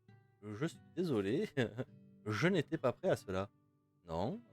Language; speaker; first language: French; native; French